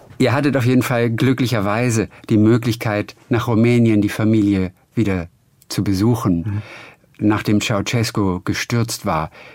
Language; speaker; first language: German; native; German